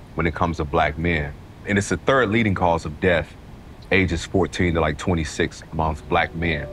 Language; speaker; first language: English; native; English